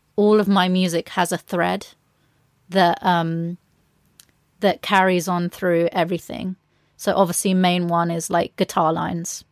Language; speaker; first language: English; native; English